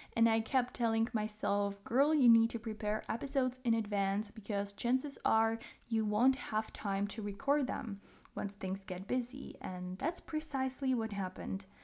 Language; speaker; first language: English; non-native, fluent; Czech